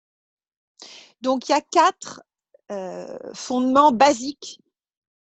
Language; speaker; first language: French; native; French